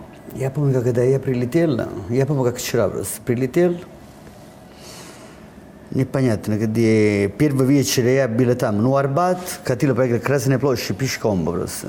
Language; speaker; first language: Russian; non-native, learner; Italian